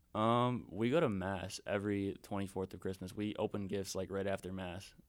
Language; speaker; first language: English; early bilingual, other home language; Spanish